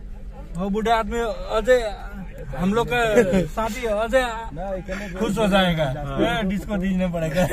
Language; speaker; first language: Hindi; non-native, local second language; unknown